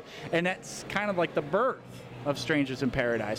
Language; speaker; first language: English; native; English